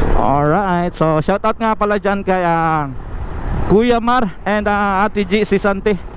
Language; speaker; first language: Filipino; native; Filipino